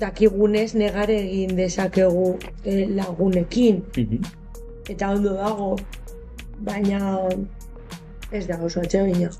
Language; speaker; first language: Basque; non-native, fluent; Spanish